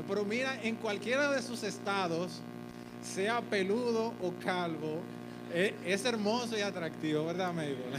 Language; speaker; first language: Spanish; native; Spanish